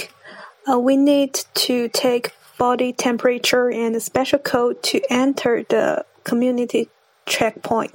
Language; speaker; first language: English; non-native, fluent; Chinese